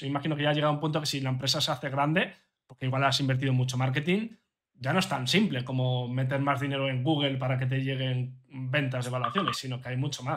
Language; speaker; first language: Spanish; native; Spanish